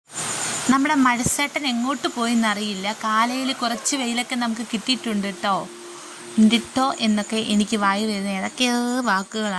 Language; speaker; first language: Malayalam; native; Malayalam